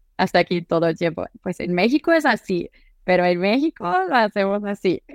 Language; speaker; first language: Spanish; non-native, fluent; German